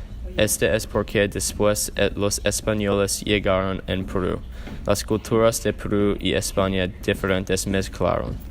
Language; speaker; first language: Spanish; non-native, learner; English